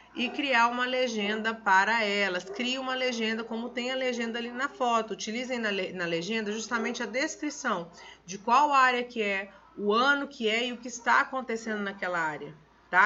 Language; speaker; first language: Portuguese; native; Portuguese